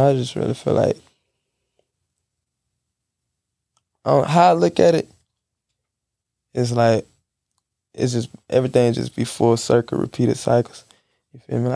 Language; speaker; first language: English; native; English